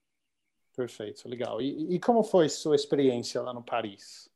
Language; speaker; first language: Portuguese; non-native, learner; English